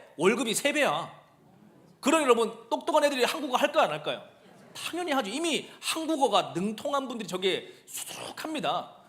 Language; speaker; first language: Korean; native; Korean